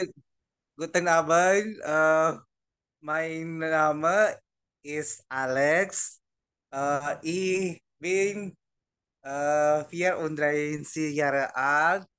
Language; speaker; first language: German; non-native, learner; Indonesian